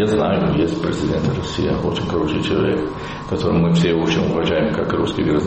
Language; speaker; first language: Russian; non-native, learner; Italian